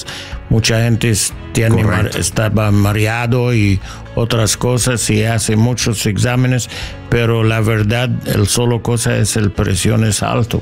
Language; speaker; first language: Spanish; non-native, learner; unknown